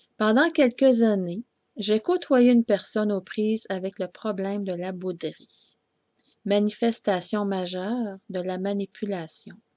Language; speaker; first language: French; native; French